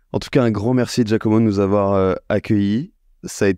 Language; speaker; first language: French; native; French